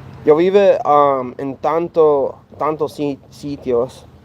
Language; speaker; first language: Spanish; early bilingual, heritage; English